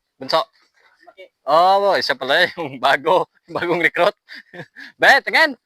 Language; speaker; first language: Filipino; native; Filipino